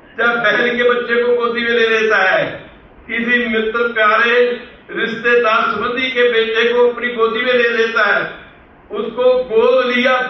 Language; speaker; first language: Urdu; non-native, local second language; Punjabi